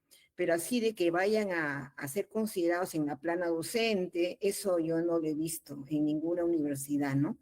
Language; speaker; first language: Spanish; native; Spanish